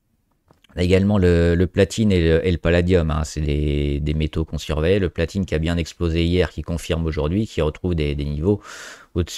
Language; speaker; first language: French; native; French